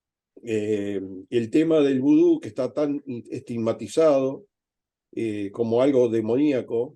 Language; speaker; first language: Spanish; native; Spanish